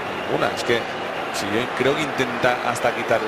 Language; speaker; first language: Spanish; native; Spanish